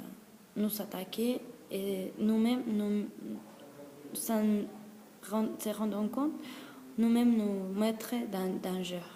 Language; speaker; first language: French; non-native, learner; Spanish